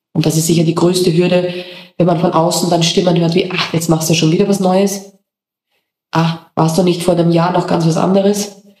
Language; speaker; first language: German; native; German